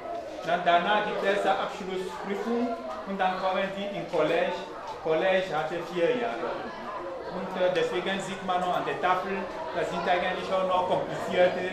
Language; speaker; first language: German; non-native, fluent; Ewe